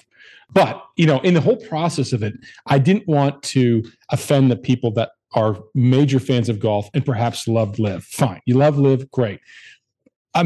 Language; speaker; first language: English; native; English